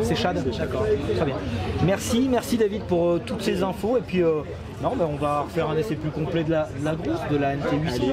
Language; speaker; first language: French; native; French